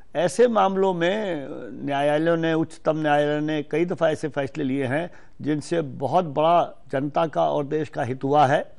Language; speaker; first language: Hindi; native; Hindi